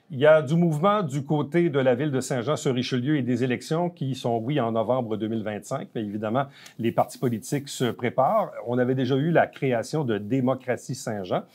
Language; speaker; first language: French; native; French